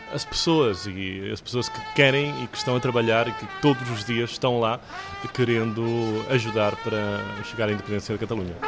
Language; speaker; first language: Portuguese; early bilingual, heritage; Portuguese